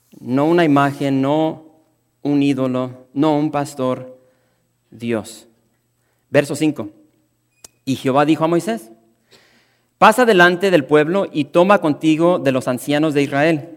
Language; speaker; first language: Spanish; native; Spanish